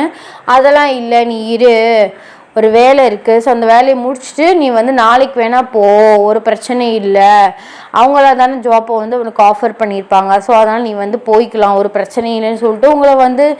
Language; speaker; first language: Tamil; native; Tamil